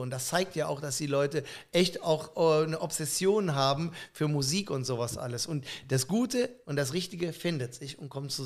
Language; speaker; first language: German; native; German